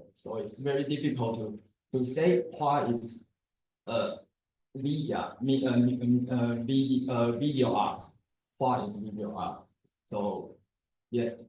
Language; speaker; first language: English; non-native, learner; Chinese